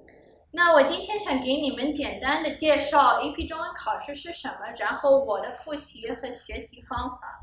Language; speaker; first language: Chinese; early bilingual, heritage; Chinese